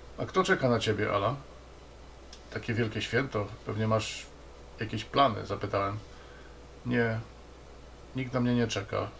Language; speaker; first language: Polish; native; Polish